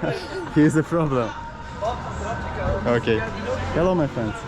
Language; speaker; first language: English; non-native, learner; Russian